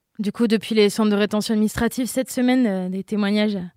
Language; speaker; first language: French; native; French